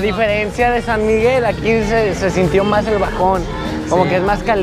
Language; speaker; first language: Spanish; native; Spanish